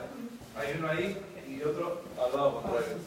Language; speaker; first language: Spanish; native; Spanish